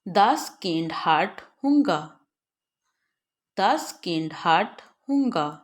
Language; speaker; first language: German; non-native, fluent; Urdu